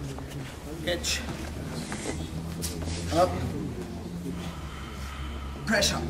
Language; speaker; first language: English; non-native, learner; German